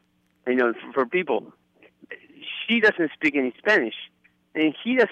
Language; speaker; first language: English; non-native, fluent; Spanish